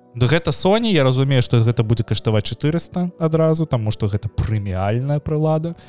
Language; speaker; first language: Belarusian; non-native, local second language; Russian